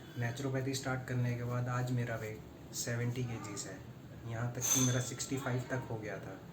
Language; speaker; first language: Hindi; native; Hindi